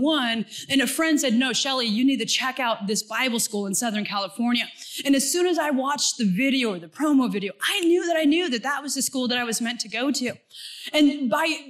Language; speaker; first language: English; native; English